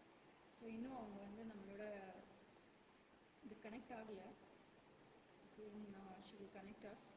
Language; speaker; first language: Tamil; native; Tamil